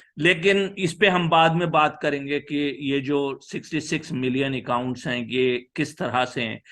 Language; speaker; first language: Urdu; native; Urdu